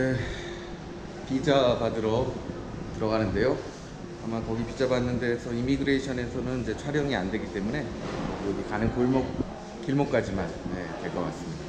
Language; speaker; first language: Korean; native; Korean